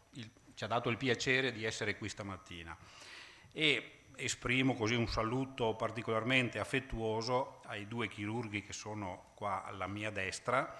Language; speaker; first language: Italian; native; Italian